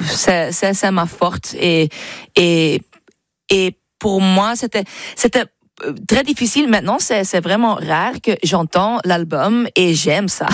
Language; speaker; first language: French; non-native, fluent; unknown